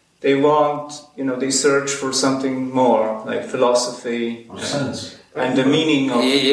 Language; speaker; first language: English; non-native, fluent; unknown